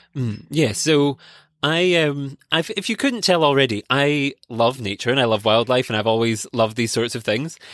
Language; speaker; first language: English; native; English